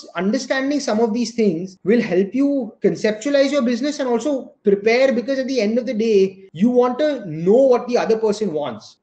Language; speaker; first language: English; non-native, local second language; Gujarati